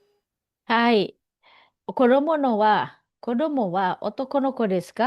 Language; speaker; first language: Japanese; non-native, fluent; Indonesian